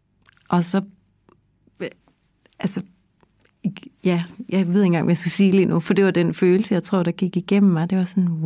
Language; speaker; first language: Danish; native; Danish